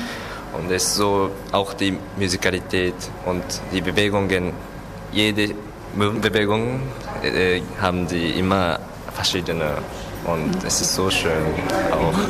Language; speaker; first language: German; non-native, learner; Japanese